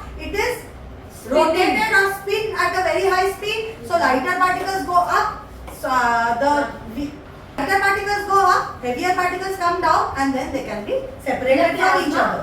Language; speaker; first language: English; non-native, local second language; Hindi